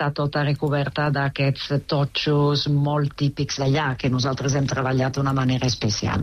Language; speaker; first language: Catalan; non-native, fluent; Italian